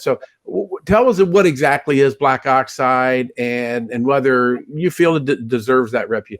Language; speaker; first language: English; native; English